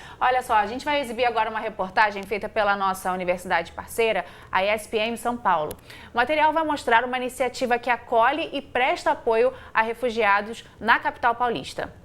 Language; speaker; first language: Portuguese; native; Portuguese